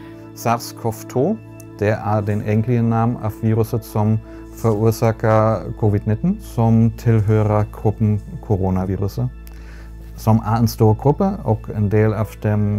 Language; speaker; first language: Norwegian; non-native, fluent; German